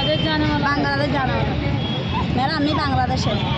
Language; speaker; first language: Hindi; non-native, learner; Rohingya